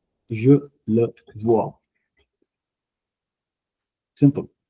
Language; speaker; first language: French; non-native, fluent; Punjabi